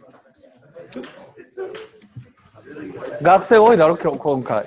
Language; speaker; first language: Japanese; native; Japanese